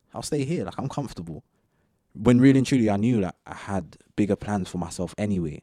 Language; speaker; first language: English; native; English